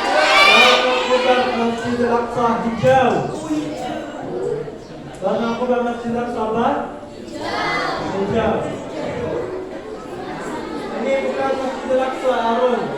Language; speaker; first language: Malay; non-native, learner; Arabic